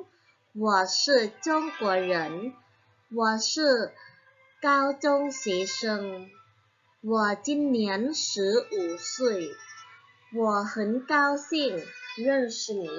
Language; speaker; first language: Chinese; non-native, fluent; Lao